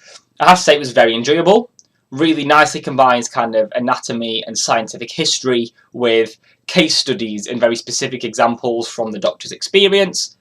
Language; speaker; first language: English; native; English